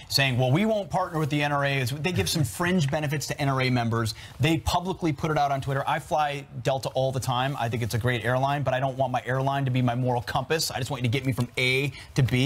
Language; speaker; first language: English; native; English